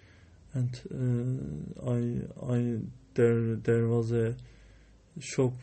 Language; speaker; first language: English; non-native, learner; Turkish